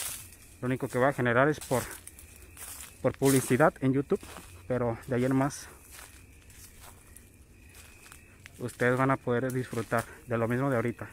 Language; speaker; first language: Spanish; native; Spanish